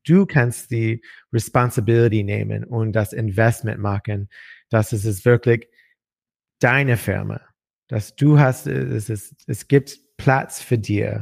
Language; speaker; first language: German; non-native, learner; English